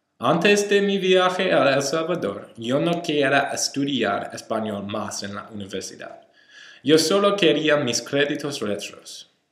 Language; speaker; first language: Spanish; non-native, learner; English